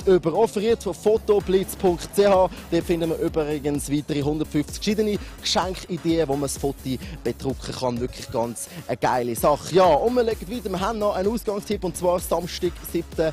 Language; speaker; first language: German; native; German